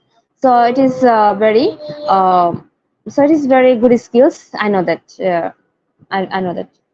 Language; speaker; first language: English; non-native, learner; Bangla